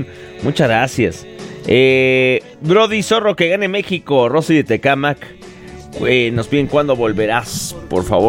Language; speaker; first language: Spanish; native; Spanish